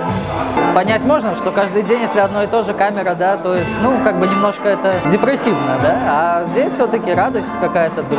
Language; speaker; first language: Russian; native; Russian